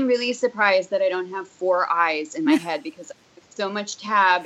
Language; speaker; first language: English; native; English